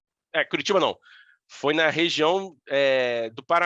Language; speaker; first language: Portuguese; native; Portuguese